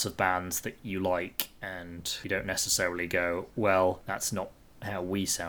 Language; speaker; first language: English; native; English